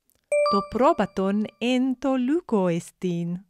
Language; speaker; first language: Greek; non-native, fluent; English